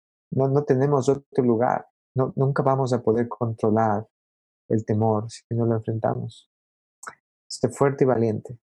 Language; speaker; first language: Spanish; native; Spanish